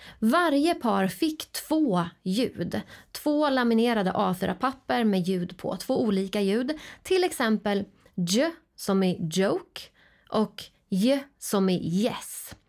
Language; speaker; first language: Swedish; native; Swedish